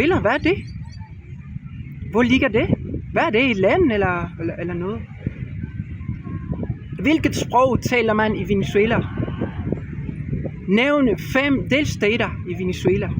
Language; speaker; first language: Danish; non-native, learner; Spanish